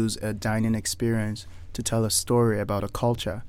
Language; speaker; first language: English; non-native, local second language; Yoruba